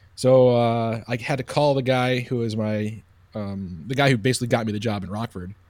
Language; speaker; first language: English; native; English